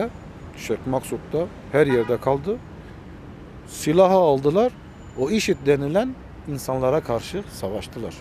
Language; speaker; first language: Turkish; non-native, fluent; Armenian